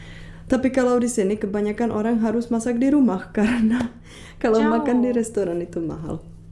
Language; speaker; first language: Indonesian; non-native, fluent; Czech